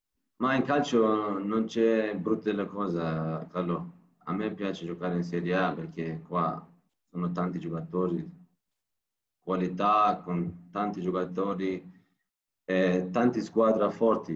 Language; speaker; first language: Italian; non-native, learner; Turkish